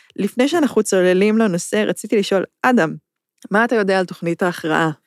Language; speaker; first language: Hebrew; native; Hebrew